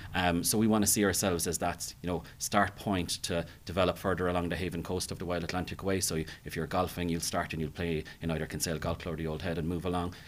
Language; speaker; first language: English; native; English